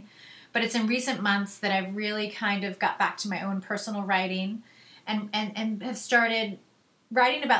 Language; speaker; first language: English; native; English